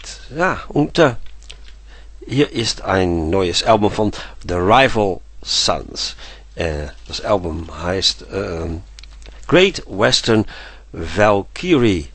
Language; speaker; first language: German; non-native, fluent; Dutch